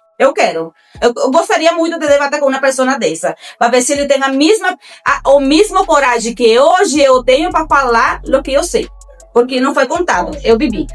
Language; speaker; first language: Portuguese; non-native, fluent; Spanish